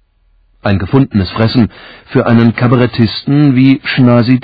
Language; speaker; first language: German; native; German